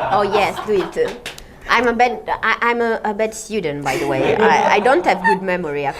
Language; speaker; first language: English; non-native, fluent; Italian